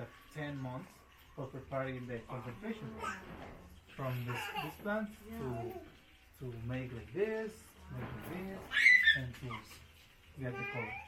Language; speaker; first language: English; non-native, learner; Spanish